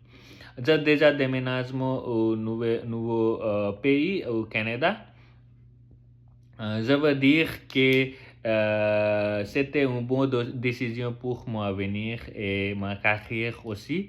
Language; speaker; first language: French; non-native, learner; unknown